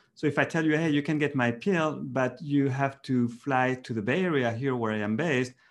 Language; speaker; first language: English; non-native, fluent; French